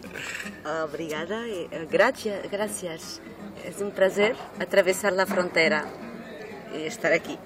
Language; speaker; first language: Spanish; non-native, learner; Portuguese